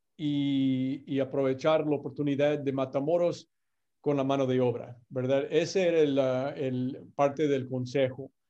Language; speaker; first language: Spanish; non-native, fluent; English